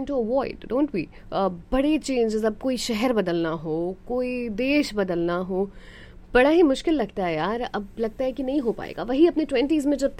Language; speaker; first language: Hindi; native; Hindi